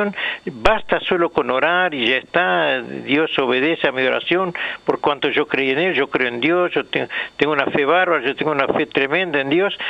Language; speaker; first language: Spanish; native; Spanish